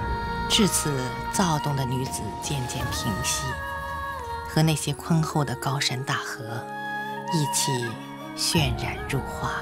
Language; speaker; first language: Chinese; native; Chinese